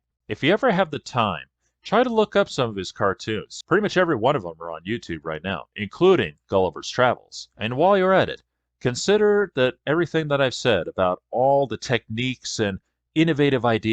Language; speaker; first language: English; native; English